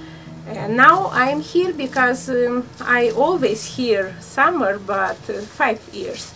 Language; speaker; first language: English; non-native, learner; Russian